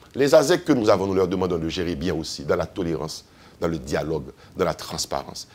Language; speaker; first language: French; native; French